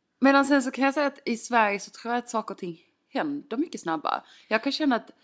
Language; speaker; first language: Swedish; native; Swedish